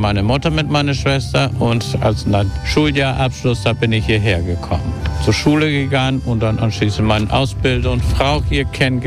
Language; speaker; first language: German; non-native, fluent; Spanish